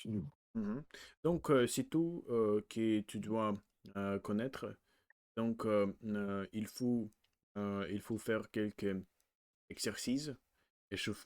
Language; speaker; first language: French; non-native, learner; Russian